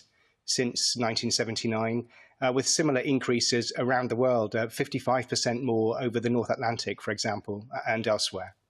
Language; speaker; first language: English; native; English